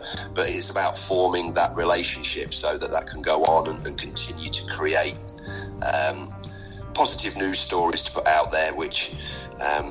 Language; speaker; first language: English; native; English